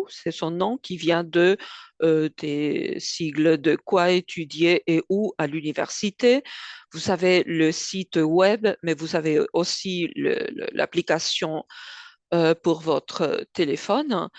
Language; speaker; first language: French; non-native, fluent; Spanish